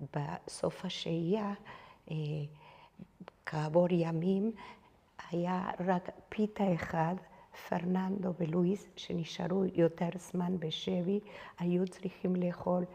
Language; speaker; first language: Hebrew; non-native, fluent; Spanish